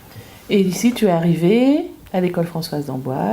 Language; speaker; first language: French; native; French